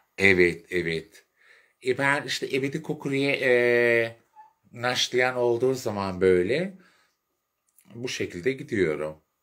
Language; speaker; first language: Turkish; non-native, local second language; Arabic